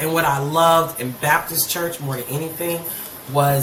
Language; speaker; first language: English; native; English